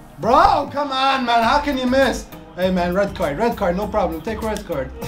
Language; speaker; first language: English; non-native, learner; Arabic